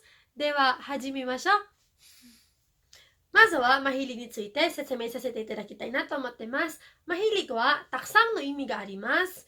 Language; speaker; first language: Japanese; non-native, fluent; Filipino